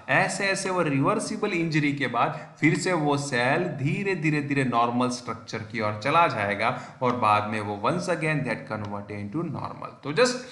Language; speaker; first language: Hindi; non-native, local second language; Gujarati